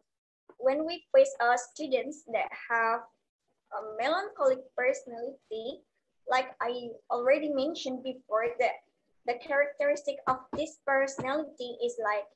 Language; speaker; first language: English; non-native, learner; Indonesian